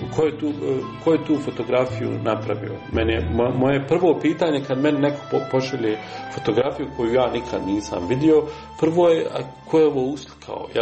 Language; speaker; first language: Serbian; native; Serbian